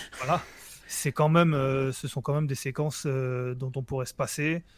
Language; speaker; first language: French; native; French